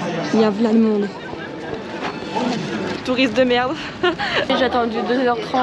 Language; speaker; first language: French; native; French